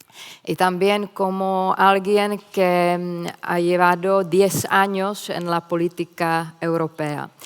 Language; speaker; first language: Spanish; non-native, fluent; Czech